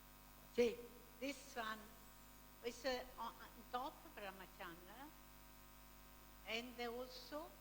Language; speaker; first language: English; non-native, learner; Italian